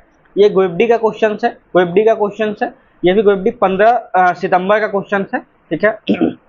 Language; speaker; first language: Hindi; native; Hindi